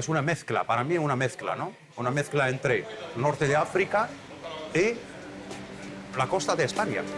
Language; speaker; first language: Spanish; early bilingual, heritage; Arabic